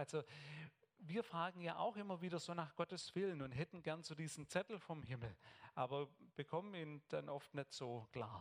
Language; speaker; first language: German; native; German